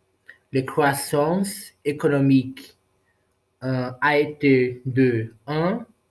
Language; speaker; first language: French; non-native, learner; Portuguese